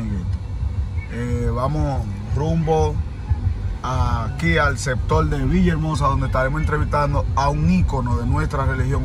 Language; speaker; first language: Spanish; native; Spanish